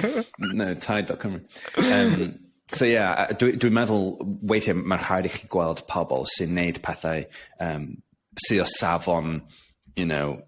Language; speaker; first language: Welsh; non-native, local second language; English